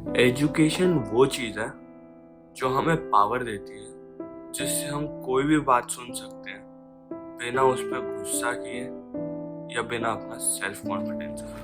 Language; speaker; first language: Hindi; native; Hindi